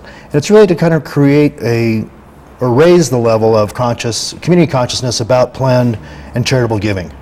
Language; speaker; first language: English; native; English